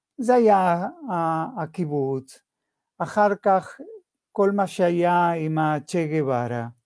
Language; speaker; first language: Hebrew; non-native, fluent; Spanish